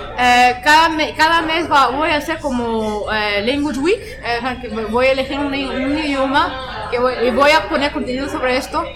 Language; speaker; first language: Spanish; non-native, fluent; French